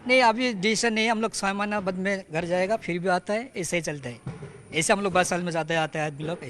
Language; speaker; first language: Hindi; non-native, local second language; Bangla